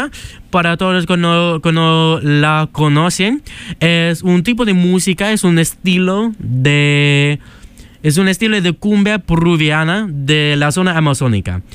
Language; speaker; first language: Spanish; non-native, learner; English